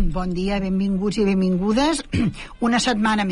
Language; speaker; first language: Catalan; native; Catalan